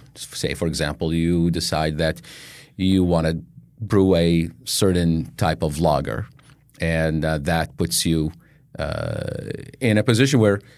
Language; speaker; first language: English; non-native, fluent; Arabic